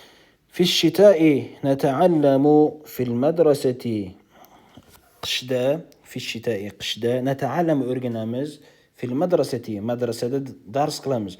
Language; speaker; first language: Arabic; non-native, fluent; Uzbek